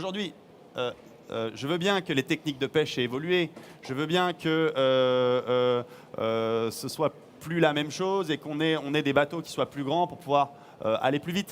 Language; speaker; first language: French; native; French